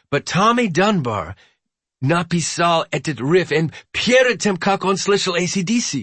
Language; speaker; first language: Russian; non-native, learner; English